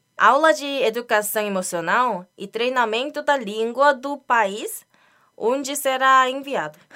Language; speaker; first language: Portuguese; non-native, fluent; Korean